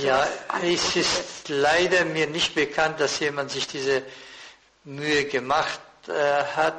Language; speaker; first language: German; non-native, fluent; Persian